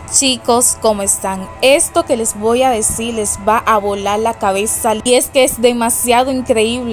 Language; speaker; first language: Spanish; native; Spanish